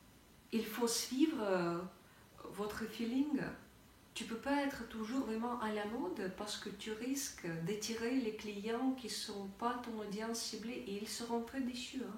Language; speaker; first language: French; non-native, fluent; Russian